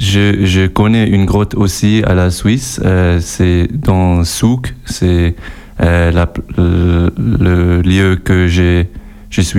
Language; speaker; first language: French; non-native, learner; German